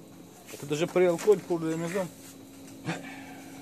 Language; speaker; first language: French; non-native, fluent; Russian